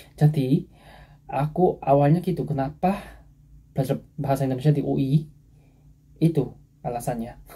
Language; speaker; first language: Indonesian; non-native, fluent; Korean